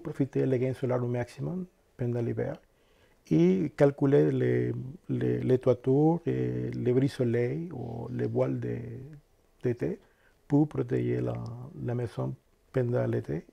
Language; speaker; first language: French; non-native, fluent; Spanish